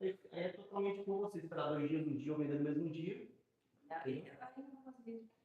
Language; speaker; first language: Portuguese; native; Portuguese